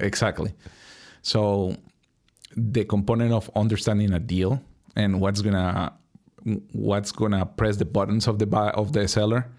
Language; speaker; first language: English; non-native, fluent; Spanish